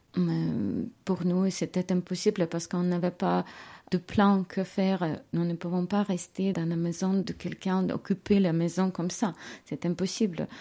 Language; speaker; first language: French; non-native, fluent; Ukrainian